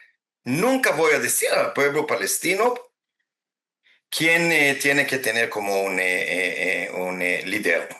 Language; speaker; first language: Spanish; non-native, fluent; Hebrew